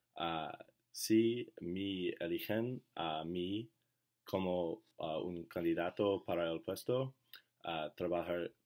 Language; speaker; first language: Spanish; non-native, learner; English